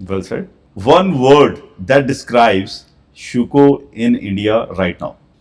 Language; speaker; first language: English; non-native, local second language; Hindi